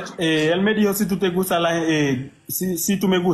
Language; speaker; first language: Spanish; non-native, learner; Haitian Creole